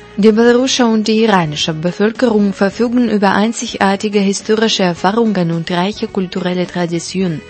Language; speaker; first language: German; non-native, fluent; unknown